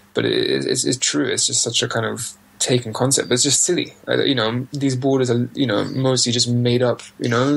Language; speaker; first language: English; native; English